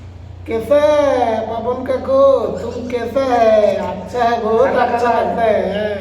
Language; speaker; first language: Hindi; non-native, learner; Bangla